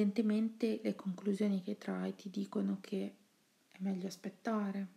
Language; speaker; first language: Italian; native; Italian